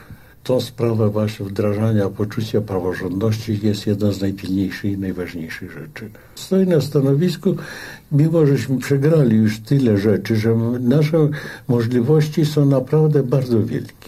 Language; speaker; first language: Polish; native; Polish